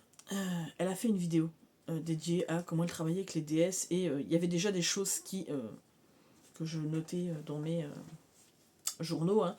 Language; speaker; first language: French; native; French